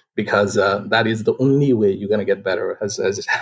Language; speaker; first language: English; non-native, local second language; Nepali